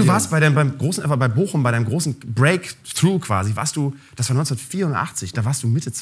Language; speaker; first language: German; native; German